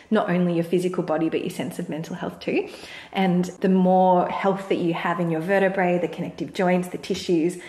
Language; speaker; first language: English; native; English